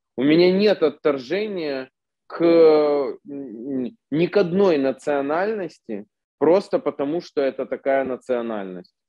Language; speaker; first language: Russian; native; Russian